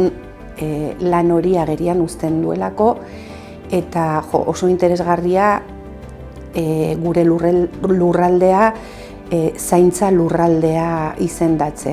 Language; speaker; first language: Basque; native; Basque